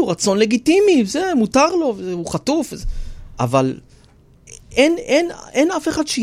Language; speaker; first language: Hebrew; native; Hebrew